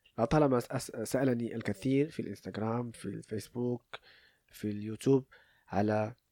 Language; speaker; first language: Arabic; native; Arabic